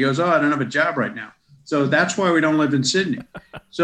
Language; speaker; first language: English; native; English